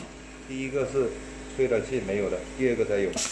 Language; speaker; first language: Chinese; native; Chinese